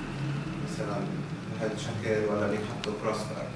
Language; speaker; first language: Arabic; native; Arabic